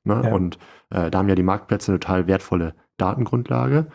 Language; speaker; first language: German; native; German